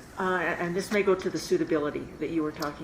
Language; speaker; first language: English; native; English